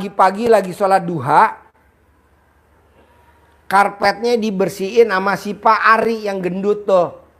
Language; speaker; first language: Indonesian; native; Indonesian